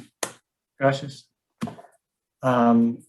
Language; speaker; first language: Spanish; non-native, learner; English